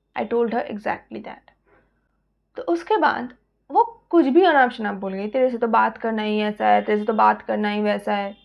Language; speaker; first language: Hindi; non-native, local second language; Bangla